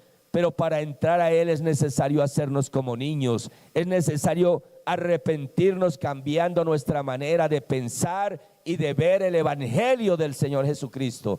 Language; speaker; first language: Spanish; native; Spanish